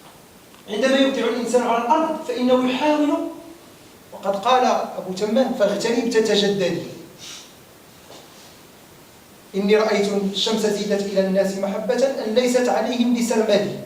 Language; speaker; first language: Arabic; native; Arabic